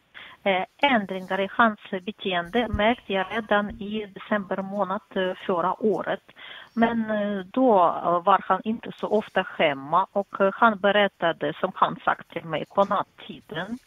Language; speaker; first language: Swedish; non-native, fluent; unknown